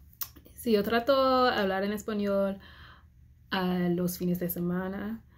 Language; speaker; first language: Spanish; non-native, learner; English